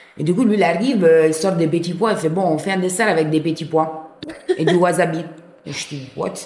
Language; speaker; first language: French; non-native, fluent; Italian